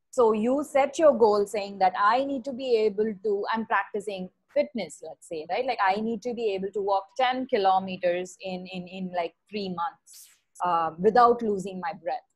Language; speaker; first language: English; non-native, local second language; Tamil